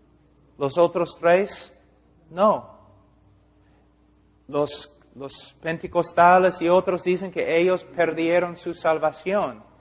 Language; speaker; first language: Spanish; non-native, fluent; English